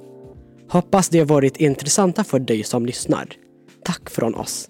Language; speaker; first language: Swedish; non-native, fluent; Tigrinya